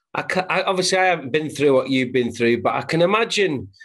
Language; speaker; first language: English; native; English